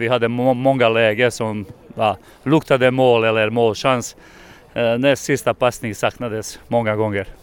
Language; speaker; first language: Swedish; non-native, fluent; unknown